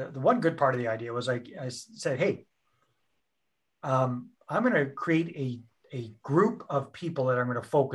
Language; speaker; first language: English; native; English